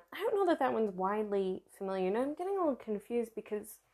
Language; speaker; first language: English; early bilingual, other home language; Italian